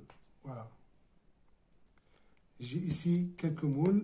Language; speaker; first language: French; non-native, local second language; Arabic